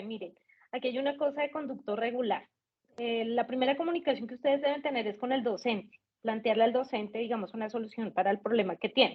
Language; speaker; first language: Spanish; native; Spanish